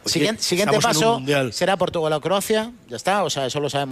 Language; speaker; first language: Spanish; native; Spanish